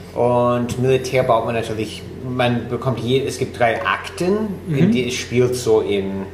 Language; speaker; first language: German; non-native, fluent; English